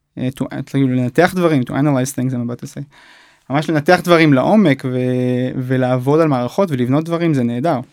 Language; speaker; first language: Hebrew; native; Hebrew